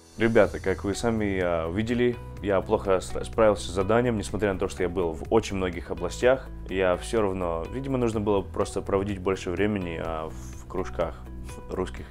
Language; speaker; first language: Russian; non-native, fluent; English